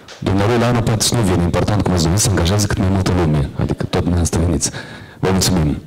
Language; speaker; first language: Romanian; native; Romanian